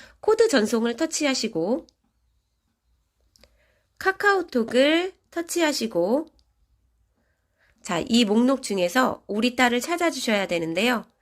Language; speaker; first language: Korean; native; Korean